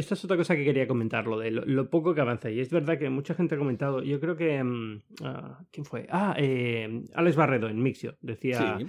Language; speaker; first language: Spanish; native; Spanish